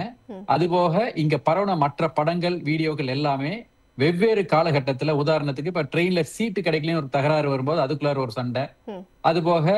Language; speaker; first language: Tamil; native; Tamil